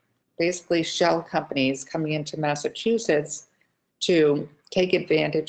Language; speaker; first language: English; native; English